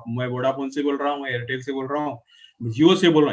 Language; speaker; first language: Hindi; non-native, local second language; Marathi